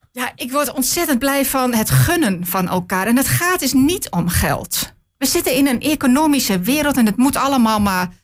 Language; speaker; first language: Dutch; native; Dutch